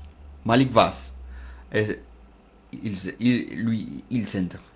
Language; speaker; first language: French; non-native, learner; Spanish